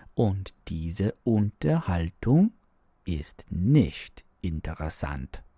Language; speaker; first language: German; non-native, fluent; English